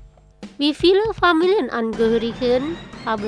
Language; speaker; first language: German; non-native, fluent; Indonesian